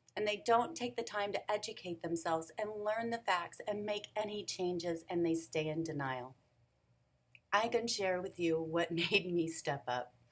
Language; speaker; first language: English; native; English